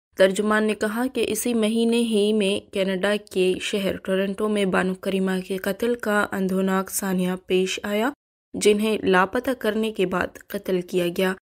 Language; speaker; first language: Urdu; non-native, local second language; Baluchi